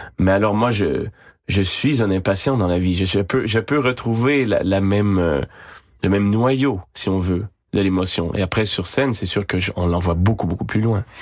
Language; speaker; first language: French; native; French